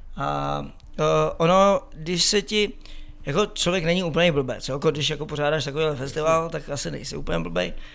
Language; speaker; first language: Czech; native; Czech